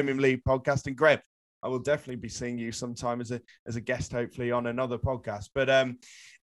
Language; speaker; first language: English; native; English